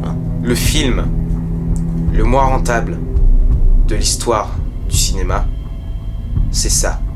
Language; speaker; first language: French; native; French